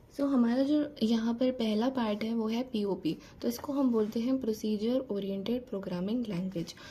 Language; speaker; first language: Hindi; native; Hindi